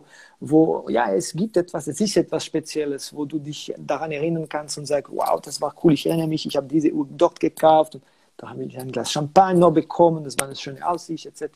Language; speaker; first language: German; non-native, local second language; French